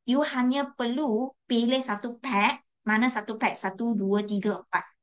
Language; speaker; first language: Malay; non-native, local second language; Chinese